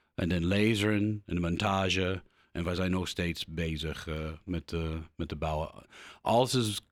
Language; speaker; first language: Dutch; non-native, learner; English